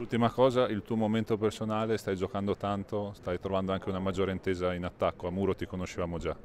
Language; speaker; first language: Italian; native; Italian